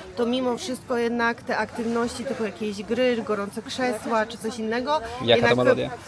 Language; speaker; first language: Polish; native; Polish